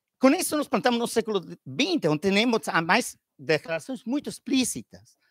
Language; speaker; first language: Portuguese; non-native, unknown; Italian